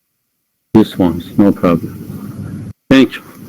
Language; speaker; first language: English; non-native, fluent; Persian